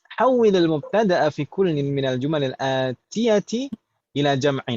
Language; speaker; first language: Arabic; non-native, fluent; Indonesian